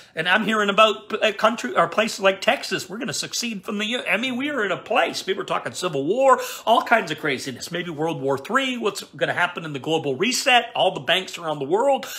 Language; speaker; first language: English; native; English